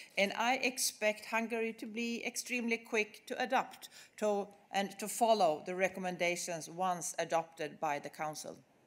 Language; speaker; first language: English; non-native, fluent; Swedish